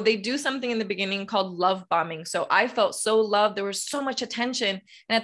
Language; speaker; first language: English; native; English